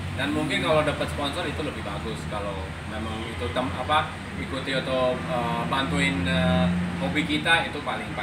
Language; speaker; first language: Indonesian; non-native, fluent; Urdu